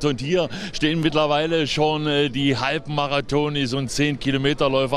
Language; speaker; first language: German; native; German